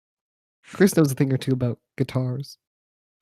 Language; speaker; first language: English; native; English